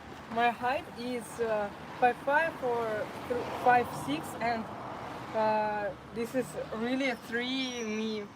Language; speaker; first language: English; non-native, local second language; Russian